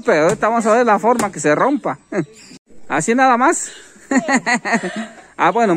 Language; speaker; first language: Spanish; native; Spanish